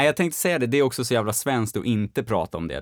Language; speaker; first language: Swedish; native; Swedish